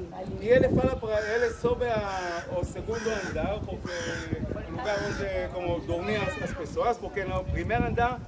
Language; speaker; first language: Portuguese; non-native, fluent; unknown